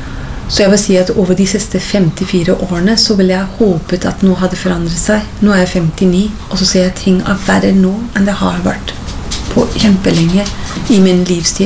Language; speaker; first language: Norwegian; non-native, fluent; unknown